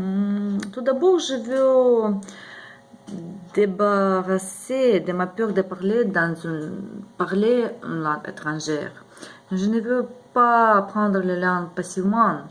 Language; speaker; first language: French; non-native, learner; Ukrainian